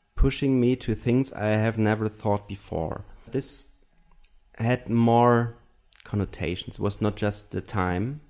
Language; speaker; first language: English; non-native, fluent; German